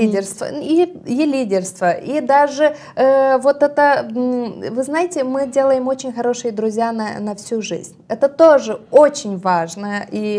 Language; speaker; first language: Russian; non-native, local second language; Romanian